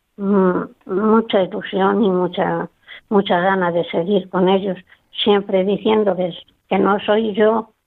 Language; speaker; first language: Spanish; native; Spanish